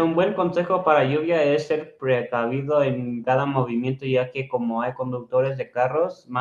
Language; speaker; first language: Spanish; native; Spanish